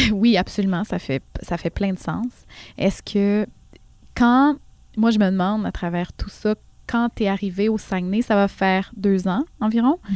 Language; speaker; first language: French; native; French